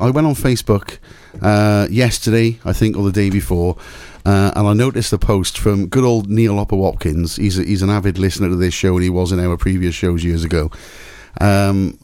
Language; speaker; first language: English; native; English